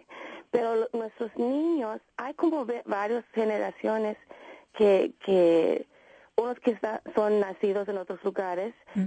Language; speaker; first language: Spanish; early bilingual, heritage; Spanish